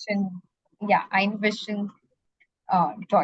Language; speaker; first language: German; non-native, learner; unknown